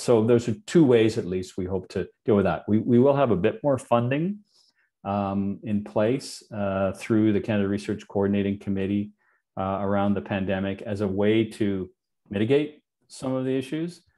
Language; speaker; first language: English; native; English